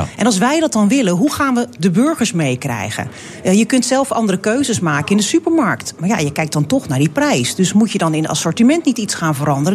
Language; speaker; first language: Dutch; native; Dutch